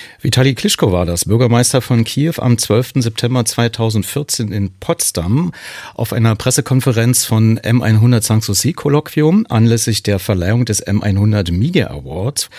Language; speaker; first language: German; native; German